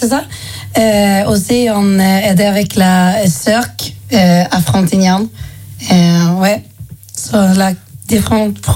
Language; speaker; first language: French; non-native, learner; Swedish